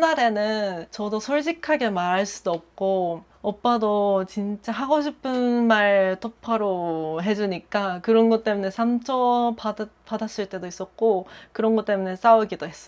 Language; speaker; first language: Korean; non-native, fluent; Japanese